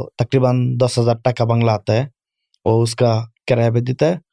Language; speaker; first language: Urdu; non-native, learner; Bangla